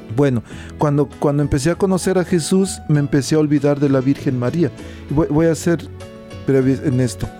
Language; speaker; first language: Spanish; native; Spanish